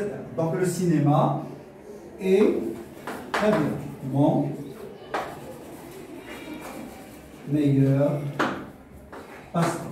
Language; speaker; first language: French; non-native, local second language; Arabic